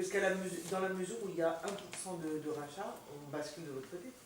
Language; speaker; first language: French; native; French